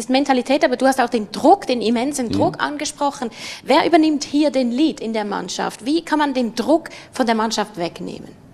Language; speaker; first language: German; native; German